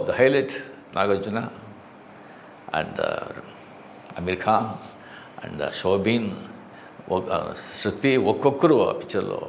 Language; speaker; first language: Telugu; non-native, local second language; Marathi